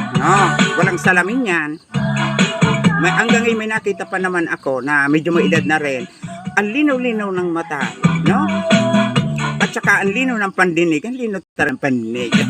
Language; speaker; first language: Filipino; non-native, local second language; Bikol